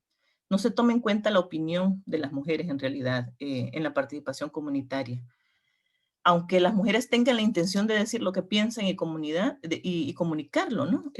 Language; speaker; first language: Spanish; native; Spanish